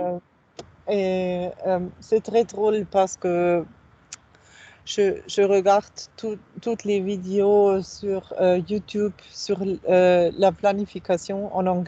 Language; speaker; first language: French; non-native, fluent; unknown